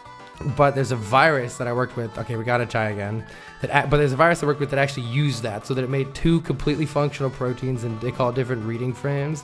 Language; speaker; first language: English; native; English